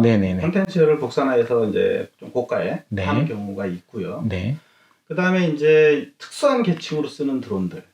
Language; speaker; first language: Korean; native; Korean